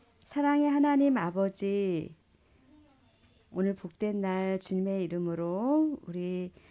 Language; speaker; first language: Korean; native; Korean